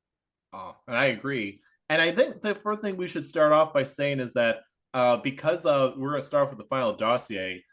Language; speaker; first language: English; native; English